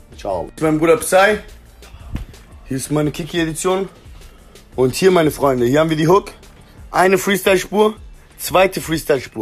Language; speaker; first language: German; early bilingual, other home language; Albanian